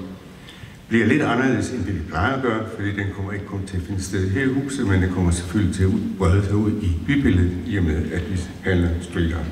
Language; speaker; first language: Danish; native; Danish